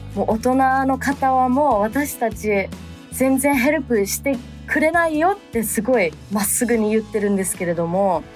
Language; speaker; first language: Japanese; early bilingual, other home language; English